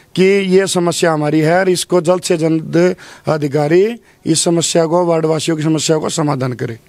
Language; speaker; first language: Hindi; native; Hindi